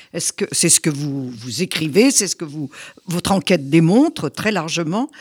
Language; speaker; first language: French; native; French